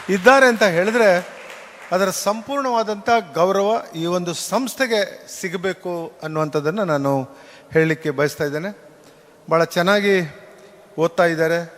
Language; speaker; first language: Kannada; native; Kannada